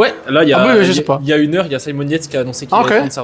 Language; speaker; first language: French; native; French